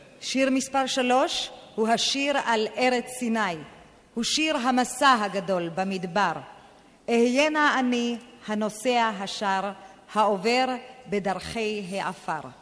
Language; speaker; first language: Hebrew; native; Hebrew